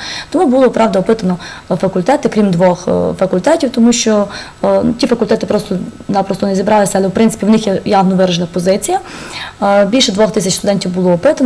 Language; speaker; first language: Ukrainian; native; Ukrainian